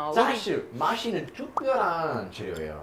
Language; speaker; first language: Korean; non-native, learner; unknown